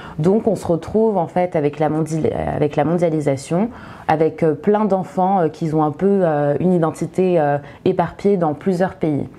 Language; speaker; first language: French; early bilingual, other home language; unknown